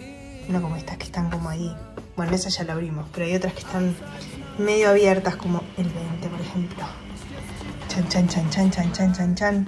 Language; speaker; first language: Spanish; native; Spanish